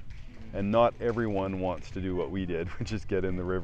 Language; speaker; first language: English; native; English